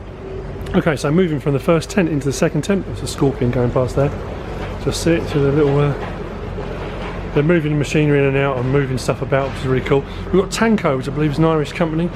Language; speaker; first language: English; native; English